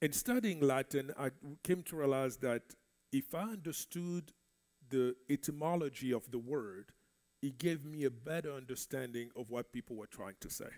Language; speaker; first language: English; non-native, fluent; French